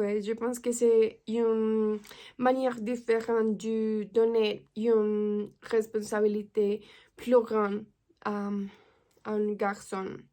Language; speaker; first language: French; non-native, learner; Spanish